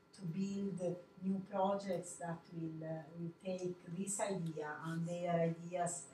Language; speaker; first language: English; non-native, fluent; Italian